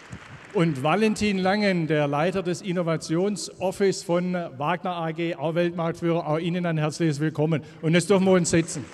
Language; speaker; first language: German; native; German